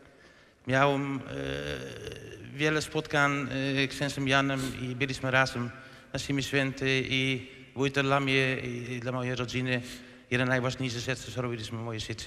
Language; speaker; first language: Polish; non-native, fluent; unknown